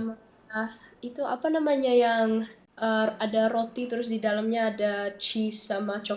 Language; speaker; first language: Indonesian; early bilingual, heritage; Dutch